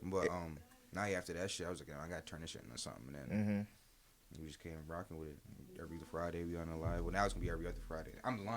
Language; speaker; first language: English; native; English